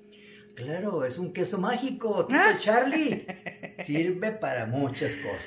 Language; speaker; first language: Spanish; native; Spanish